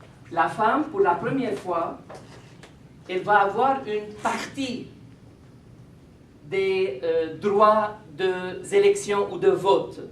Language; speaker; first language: French; non-native, fluent; Arabic